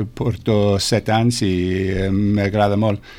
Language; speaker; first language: Catalan; non-native, learner; English